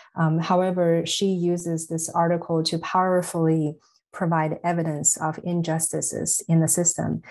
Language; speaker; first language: English; non-native, fluent; Chinese